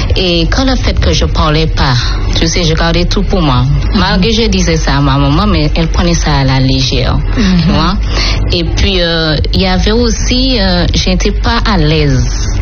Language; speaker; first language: French; non-native, fluent; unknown